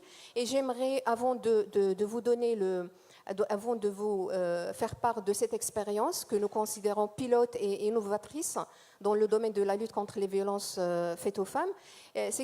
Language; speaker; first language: French; non-native, fluent; Portuguese